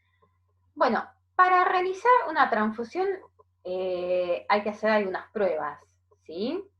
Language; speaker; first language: Spanish; native; Spanish